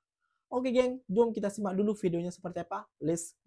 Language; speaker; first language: Indonesian; native; Indonesian